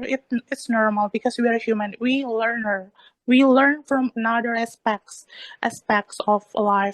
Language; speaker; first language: English; non-native, learner; Indonesian